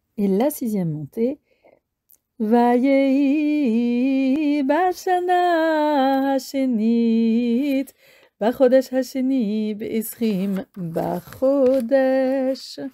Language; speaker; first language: Hebrew; non-native, fluent; French